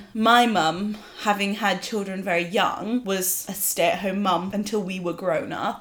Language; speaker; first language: English; native; English